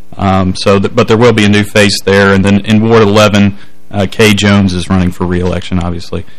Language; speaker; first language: English; native; English